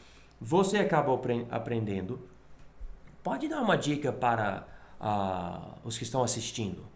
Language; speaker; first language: Portuguese; non-native, fluent; English